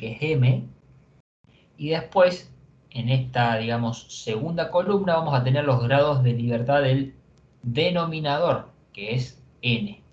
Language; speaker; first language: Spanish; native; Spanish